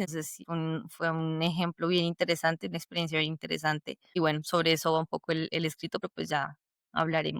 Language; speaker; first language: Spanish; native; Spanish